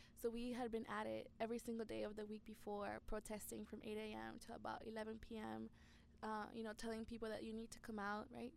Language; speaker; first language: English; early bilingual, other home language; Spanish